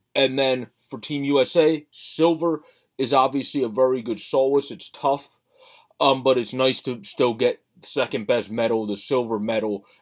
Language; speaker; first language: English; native; English